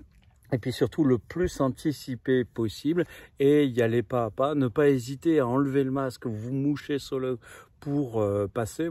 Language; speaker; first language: French; native; French